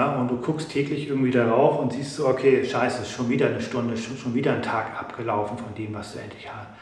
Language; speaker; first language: German; native; German